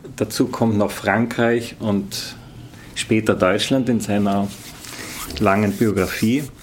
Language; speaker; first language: German; native; German